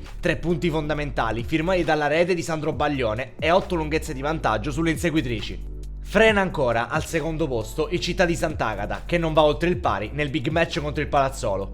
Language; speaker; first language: Italian; native; Italian